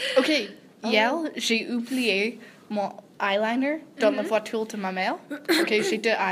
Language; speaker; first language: French; non-native, learner; English